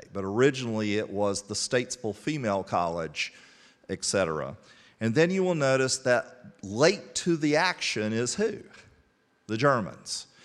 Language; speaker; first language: English; native; English